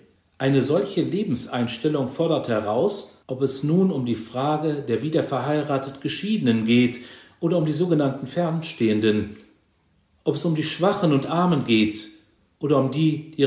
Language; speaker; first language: German; native; German